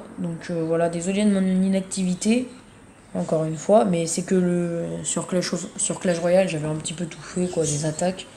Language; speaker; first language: French; native; French